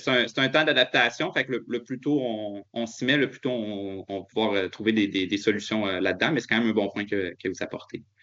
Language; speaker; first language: French; native; French